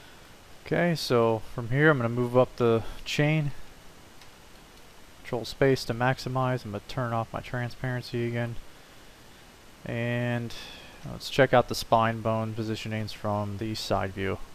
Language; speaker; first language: English; native; English